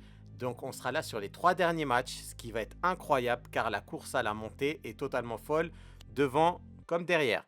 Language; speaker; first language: French; native; French